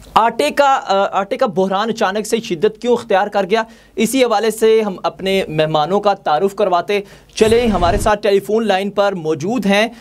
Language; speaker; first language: Urdu; native; Urdu